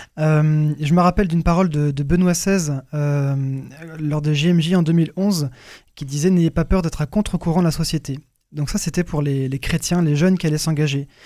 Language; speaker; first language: French; native; French